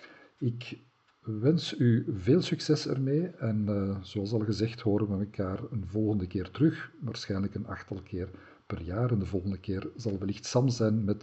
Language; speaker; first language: Dutch; native; Dutch